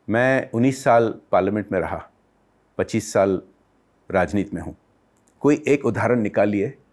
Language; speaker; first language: Hindi; non-native, local second language; Odia